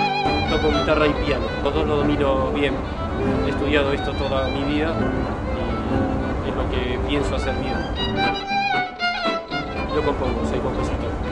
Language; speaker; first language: Spanish; native; Spanish